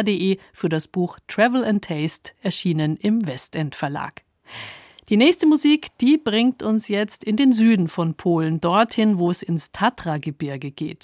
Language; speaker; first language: German; native; German